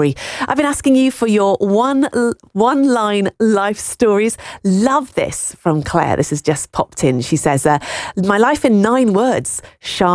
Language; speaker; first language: English; native; English